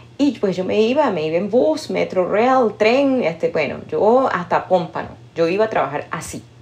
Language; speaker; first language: Spanish; native; Spanish